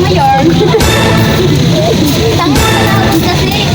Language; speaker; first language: Filipino; native; Filipino